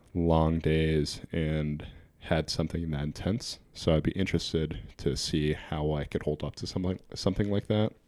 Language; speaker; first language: English; native; English